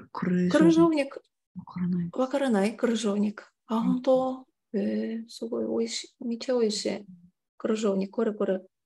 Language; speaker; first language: Japanese; non-native, fluent; Tatar